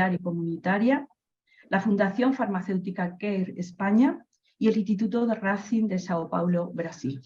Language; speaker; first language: Spanish; native; Spanish